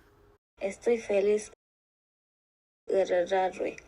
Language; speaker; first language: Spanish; non-native, local second language; Shipibo-Conibo